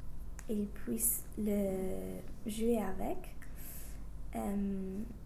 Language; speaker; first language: French; non-native, fluent; English